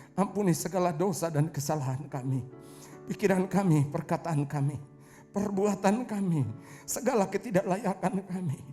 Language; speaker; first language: Indonesian; non-native, local second language; Tetum